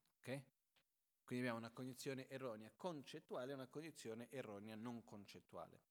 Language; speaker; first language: Italian; non-native, fluent; Portuguese